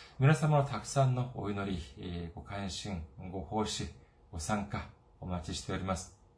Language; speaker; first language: Japanese; non-native, fluent; Korean